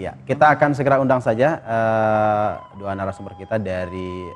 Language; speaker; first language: Indonesian; native; Indonesian